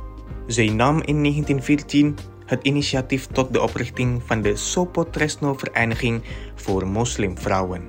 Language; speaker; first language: Dutch; non-native, fluent; Indonesian